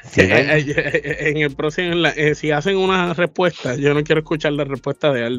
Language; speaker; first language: Spanish; native; Spanish